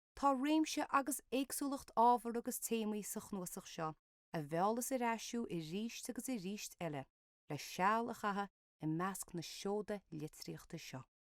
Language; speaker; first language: Irish; native; Irish